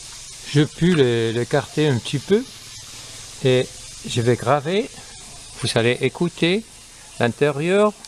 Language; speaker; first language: French; non-native, fluent; Spanish